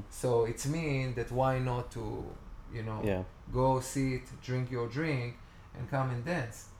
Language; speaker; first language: English; non-native, fluent; Hebrew